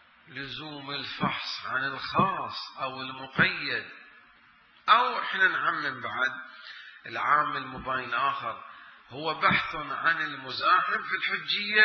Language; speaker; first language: Arabic; native; Arabic